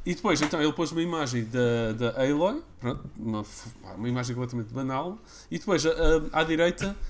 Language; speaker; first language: Portuguese; early bilingual, other home language; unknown